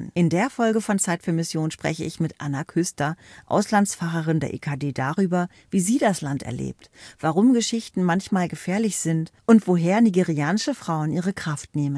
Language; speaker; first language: German; native; German